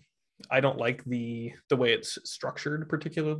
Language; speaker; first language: English; native; English